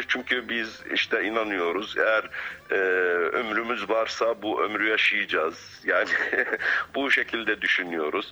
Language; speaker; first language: Turkish; non-native, fluent; Arabic